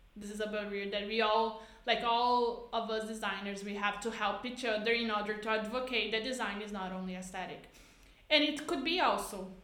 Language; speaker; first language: English; non-native, fluent; Portuguese